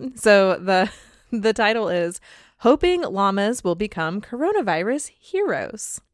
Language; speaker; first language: English; native; English